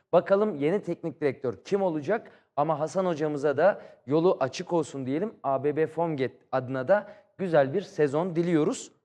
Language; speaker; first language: Turkish; native; Turkish